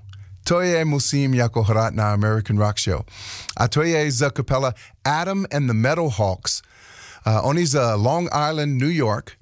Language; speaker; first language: Czech; non-native, learner; English